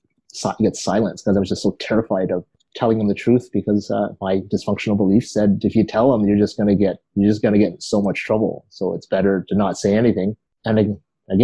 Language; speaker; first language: English; native; English